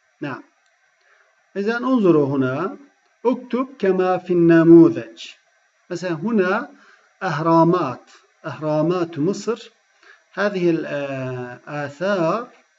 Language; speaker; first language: Arabic; non-native, fluent; Turkish